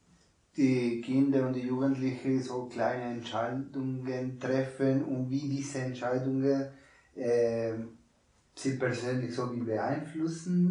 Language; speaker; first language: German; non-native, learner; Spanish